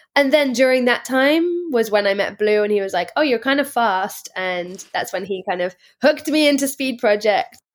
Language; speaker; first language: English; native; English